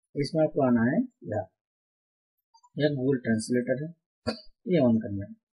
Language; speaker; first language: Hindi; non-native, local second language; Bangla